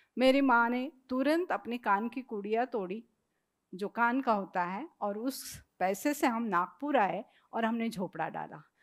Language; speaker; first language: Hindi; non-native, local second language; Marathi